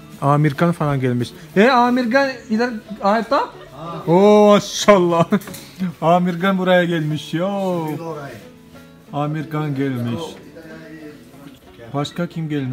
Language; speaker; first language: Turkish; non-native, fluent; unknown